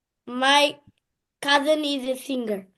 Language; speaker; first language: English; non-native, learner; Bangla